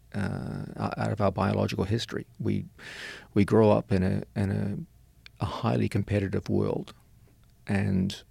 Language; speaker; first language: English; native; English